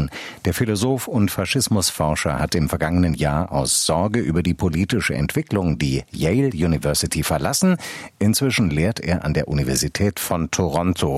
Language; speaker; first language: German; native; German